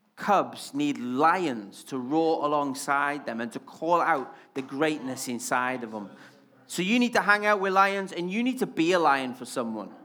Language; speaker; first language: English; native; English